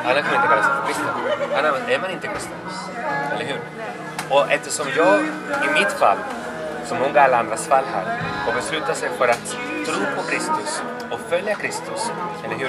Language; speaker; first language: Swedish; non-native, fluent; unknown